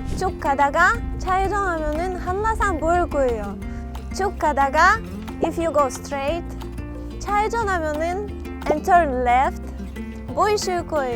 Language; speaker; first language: Korean; non-native, fluent; Russian